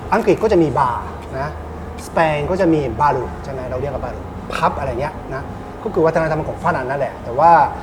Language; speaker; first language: Thai; non-native, fluent; Japanese